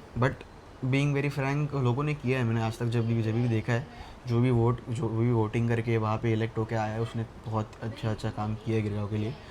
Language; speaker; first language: Hindi; non-native, local second language; Marathi